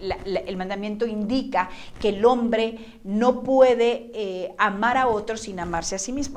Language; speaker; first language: Spanish; native; Spanish